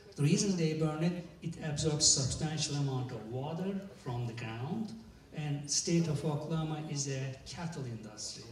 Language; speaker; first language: English; non-native, fluent; Turkish